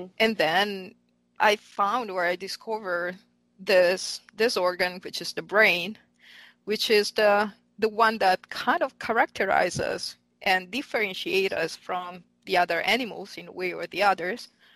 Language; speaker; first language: English; non-native, fluent; Italian